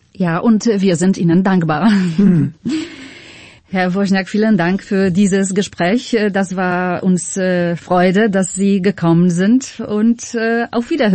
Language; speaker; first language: German; non-native, fluent; Polish